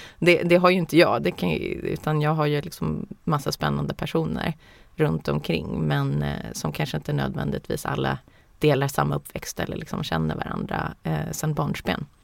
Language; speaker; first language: Swedish; early bilingual, heritage; Swedish